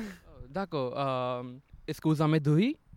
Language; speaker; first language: French; non-native, learner; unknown